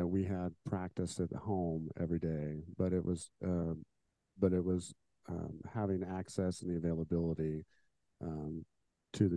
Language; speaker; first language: English; native; English